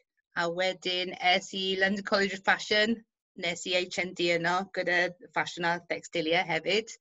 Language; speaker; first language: Welsh; non-native, local second language; English